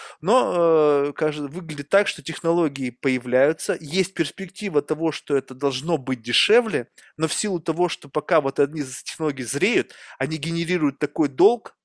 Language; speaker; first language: Russian; native; Russian